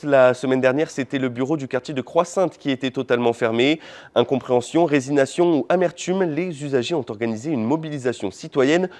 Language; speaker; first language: French; native; French